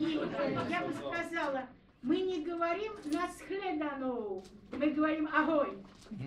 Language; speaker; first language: Russian; non-native, fluent; Czech